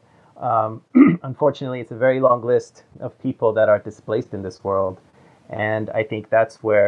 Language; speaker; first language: English; native; English